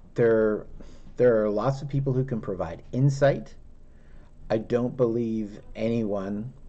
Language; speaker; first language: English; native; English